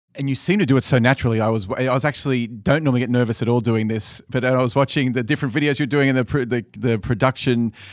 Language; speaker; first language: English; native; English